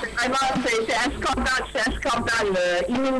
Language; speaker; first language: French; non-native, learner; Arabic